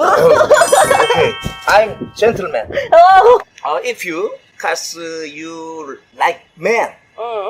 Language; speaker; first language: English; non-native, learner; Korean